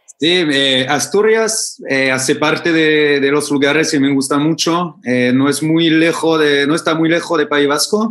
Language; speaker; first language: Spanish; non-native, fluent; French